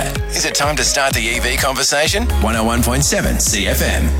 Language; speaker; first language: English; native; English